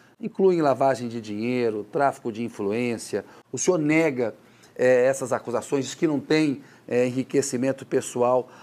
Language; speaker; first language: Portuguese; native; Portuguese